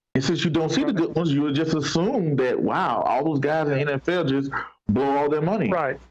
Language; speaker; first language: English; native; English